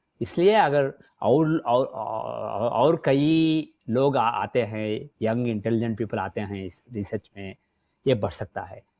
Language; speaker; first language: Hindi; non-native, local second language; Telugu